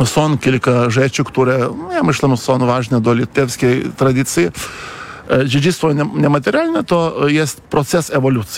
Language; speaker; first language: Polish; non-native, fluent; Lithuanian